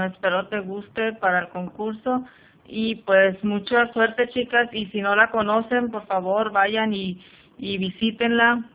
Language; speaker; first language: Spanish; early bilingual, heritage; Spanish